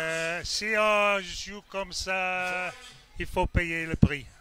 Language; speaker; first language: French; non-native, fluent; English